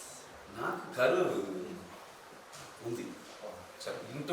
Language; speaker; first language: Telugu; non-native, learner; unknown